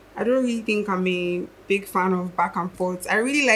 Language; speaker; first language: English; non-native, local second language; Igbo